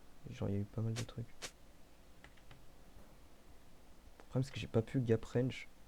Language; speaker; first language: French; native; French